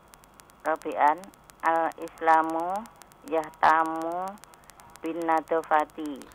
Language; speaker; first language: Arabic; non-native, learner; Indonesian